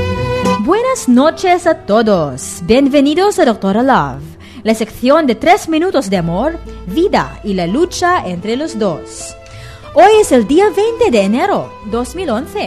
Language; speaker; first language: Spanish; non-native, fluent; Filipino